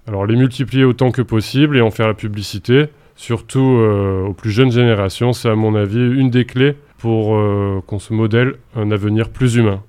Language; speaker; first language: French; native; French